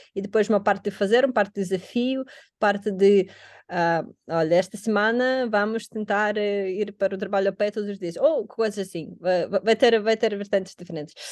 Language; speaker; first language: Portuguese; non-native, fluent; Russian